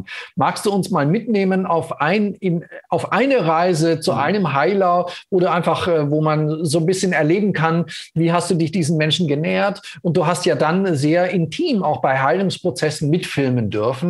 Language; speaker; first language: German; native; German